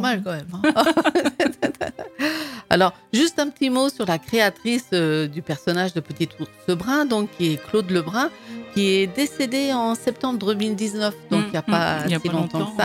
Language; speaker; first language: French; native; French